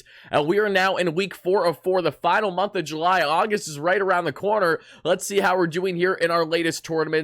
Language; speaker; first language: English; native; English